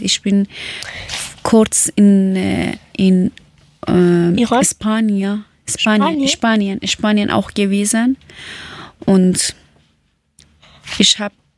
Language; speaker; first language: German; non-native, learner; Persian